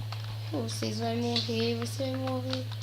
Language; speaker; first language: Portuguese; native; Portuguese